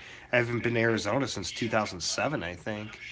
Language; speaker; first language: English; native; English